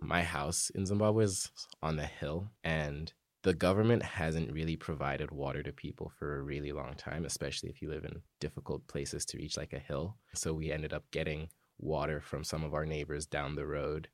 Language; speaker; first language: English; native; English